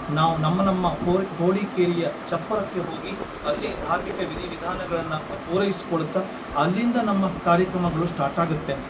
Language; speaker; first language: Kannada; non-native, local second language; Marathi